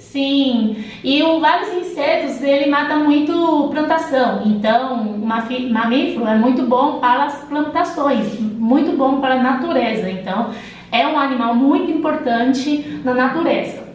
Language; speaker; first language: Portuguese; non-native, fluent; Chinese